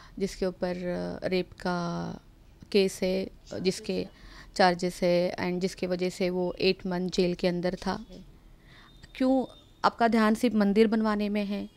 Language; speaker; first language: Hindi; non-native, local second language; Marathi